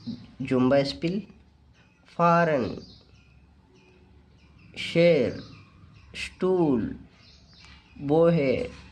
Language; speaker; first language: German; non-native, fluent; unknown